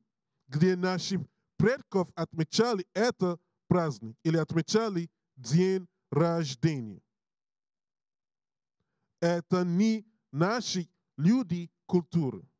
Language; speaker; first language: Russian; non-native, learner; English